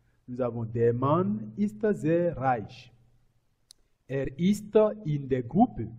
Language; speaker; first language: German; non-native, fluent; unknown